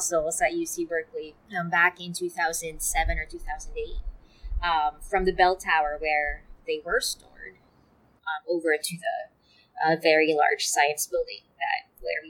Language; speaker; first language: English; non-native, local second language; Filipino